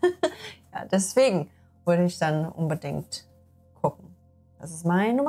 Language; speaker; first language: German; non-native, learner; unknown